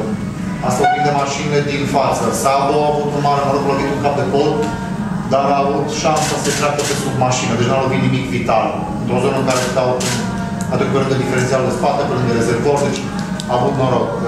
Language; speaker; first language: Romanian; native; Romanian